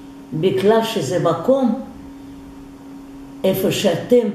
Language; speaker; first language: Hebrew; non-native, fluent; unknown